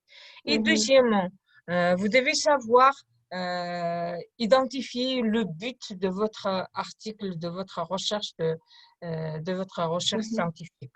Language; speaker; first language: French; non-native, fluent; Kazakh